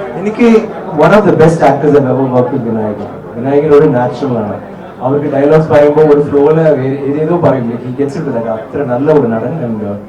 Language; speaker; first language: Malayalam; non-native, learner; Tamil